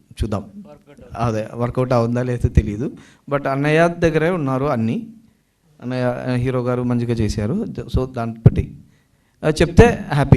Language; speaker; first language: Telugu; non-native, learner; Malayalam